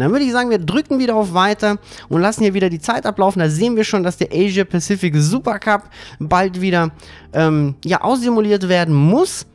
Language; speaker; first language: German; native; German